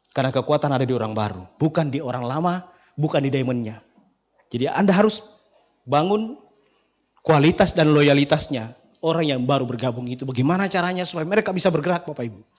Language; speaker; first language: Indonesian; non-native, local second language; Buginese